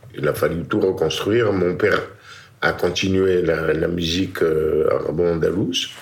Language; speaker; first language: French; native; French